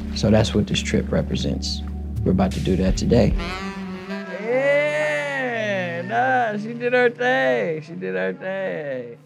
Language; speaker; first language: English; native; English